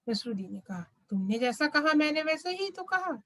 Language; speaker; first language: Hindi; non-native, local second language; Malayalam